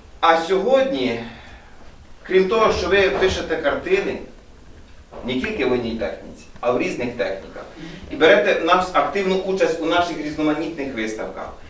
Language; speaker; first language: Ukrainian; native; Ukrainian